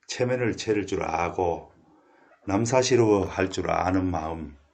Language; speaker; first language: Korean; native; Korean